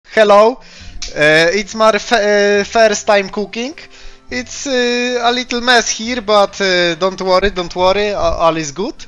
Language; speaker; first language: English; non-native, learner; Polish